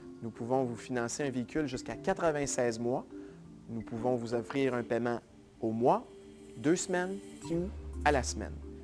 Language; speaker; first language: French; native; French